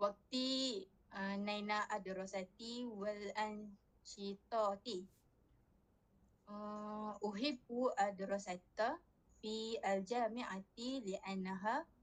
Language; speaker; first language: Arabic; non-native, learner; Malay